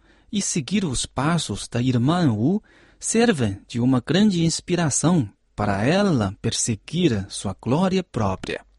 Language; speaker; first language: Portuguese; non-native, fluent; Chinese